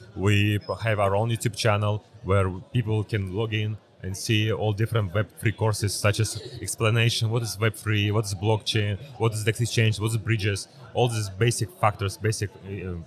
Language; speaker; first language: English; early bilingual, other home language; Uzbek